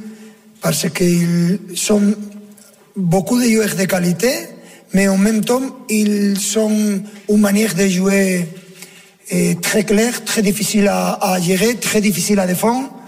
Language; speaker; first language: French; non-native, fluent; Spanish